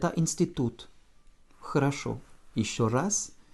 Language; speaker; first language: Russian; non-native, fluent; French